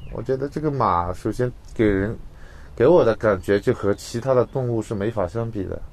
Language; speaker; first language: Chinese; non-native, local second language; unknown